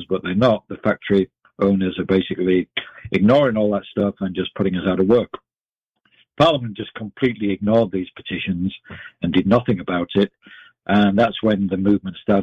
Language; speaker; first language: English; native; English